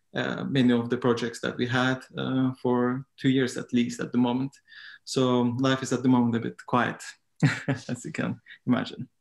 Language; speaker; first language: English; non-native, fluent; Turkish